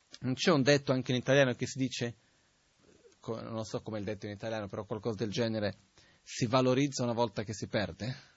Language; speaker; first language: Italian; non-native, fluent; Portuguese